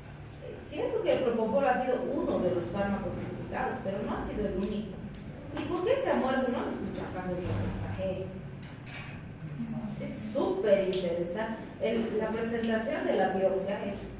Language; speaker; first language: Spanish; native; Spanish